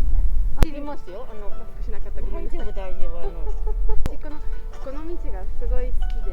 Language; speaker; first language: Japanese; non-native, learner; Slovak